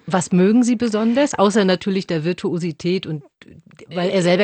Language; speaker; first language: German; native; German